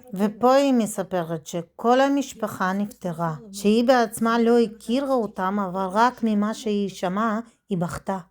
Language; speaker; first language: Hebrew; non-native, fluent; Russian